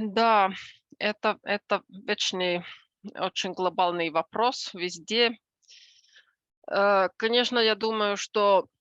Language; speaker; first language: Russian; non-native, fluent; Finnish